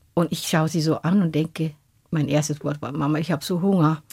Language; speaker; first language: German; non-native, fluent; Somali